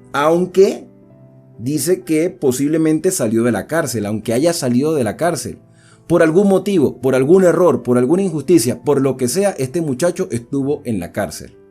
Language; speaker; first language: Spanish; native; Spanish